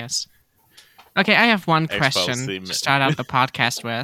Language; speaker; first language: English; non-native, fluent; German